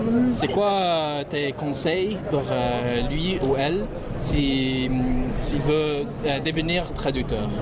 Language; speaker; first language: French; non-native, fluent; English